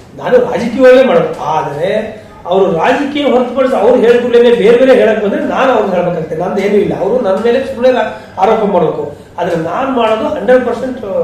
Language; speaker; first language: Kannada; native; Kannada